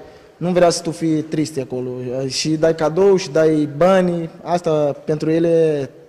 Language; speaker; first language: Romanian; non-native, learner; Portuguese